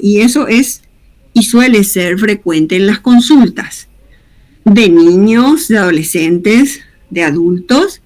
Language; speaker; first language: Spanish; native; Spanish